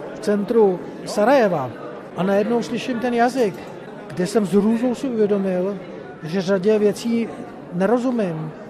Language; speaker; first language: Czech; native; Czech